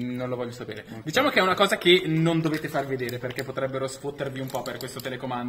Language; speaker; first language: Italian; native; Italian